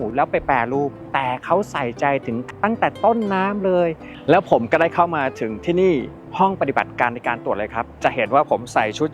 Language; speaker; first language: Thai; native; Thai